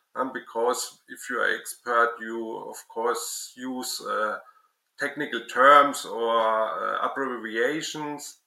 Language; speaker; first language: English; non-native, learner; German